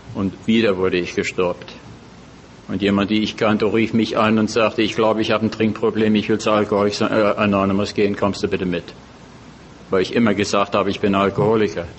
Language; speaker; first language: German; native; German